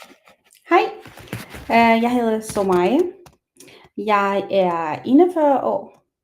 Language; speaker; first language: Danish; non-native, learner; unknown